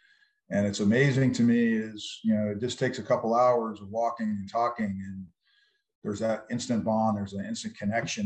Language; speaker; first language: English; native; English